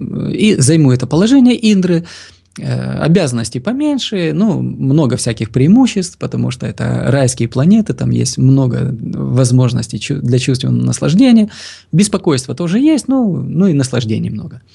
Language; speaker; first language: Russian; native; Russian